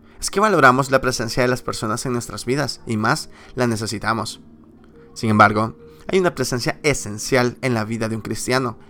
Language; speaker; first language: Spanish; native; Spanish